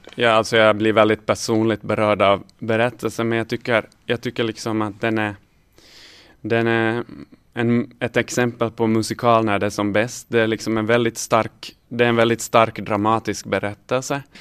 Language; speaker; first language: Swedish; native; Swedish